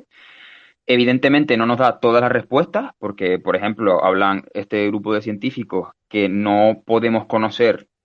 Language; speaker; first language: Spanish; native; Spanish